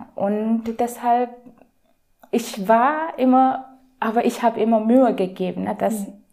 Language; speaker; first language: German; non-native, fluent; Marathi